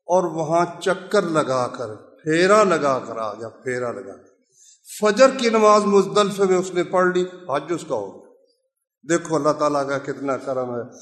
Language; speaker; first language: Urdu; non-native, local second language; Punjabi